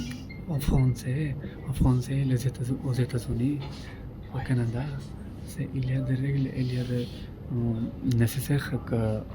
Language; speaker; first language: French; non-native, learner; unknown